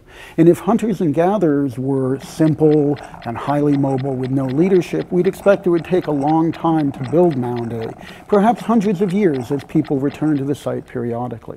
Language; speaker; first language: English; native; English